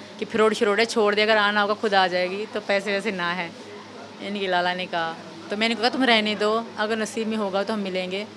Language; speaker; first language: Urdu; non-native, local second language; Sindhi